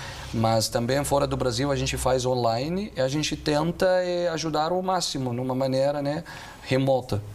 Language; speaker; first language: Portuguese; non-native, fluent; Arabic